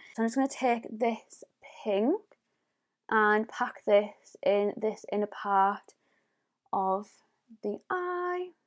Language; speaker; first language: English; native; English